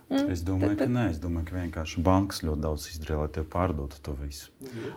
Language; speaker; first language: Latvian; non-native, local second language; Russian